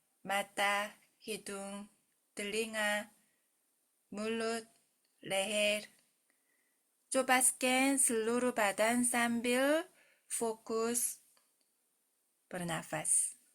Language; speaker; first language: Indonesian; non-native, fluent; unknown